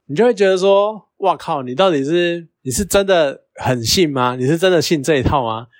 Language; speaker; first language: Chinese; native; Chinese